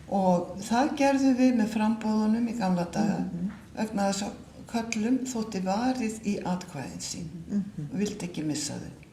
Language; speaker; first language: Icelandic; native; Icelandic